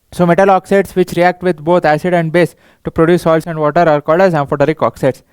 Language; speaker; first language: English; non-native, local second language; Kannada